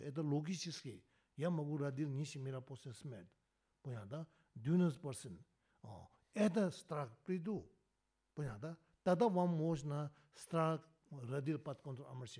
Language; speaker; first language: Russian; non-native, learner; Tibetan